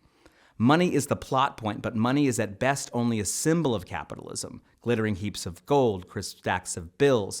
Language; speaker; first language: English; native; English